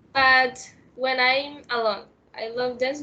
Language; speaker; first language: English; non-native, learner; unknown